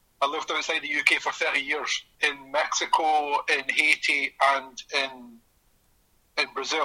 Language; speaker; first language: English; native; English